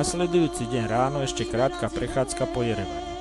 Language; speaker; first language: Slovak; native; Slovak